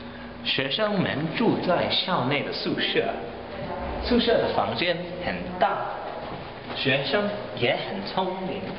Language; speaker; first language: Chinese; non-native, learner; English